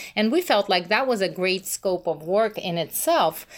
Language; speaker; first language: English; non-native, fluent; Russian